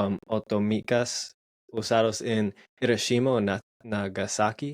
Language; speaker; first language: Spanish; non-native, learner; English